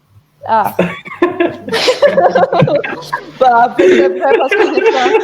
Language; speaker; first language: French; non-native, fluent; Arabic